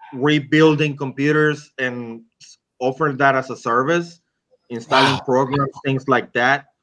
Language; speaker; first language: English; non-native, fluent; Spanish